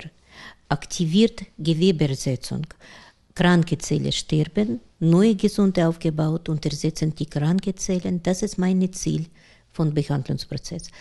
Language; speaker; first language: German; non-native, learner; Russian